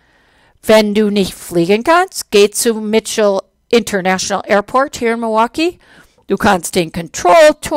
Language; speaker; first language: German; non-native, fluent; English